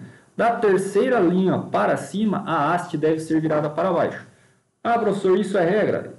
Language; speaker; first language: Portuguese; native; Portuguese